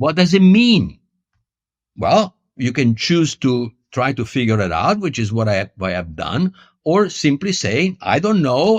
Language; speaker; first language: English; non-native, fluent; Italian